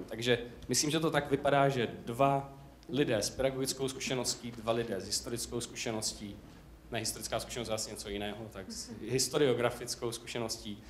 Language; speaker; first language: Czech; native; Czech